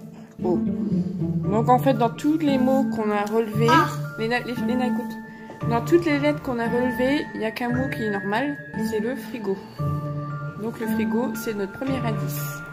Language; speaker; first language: French; native; French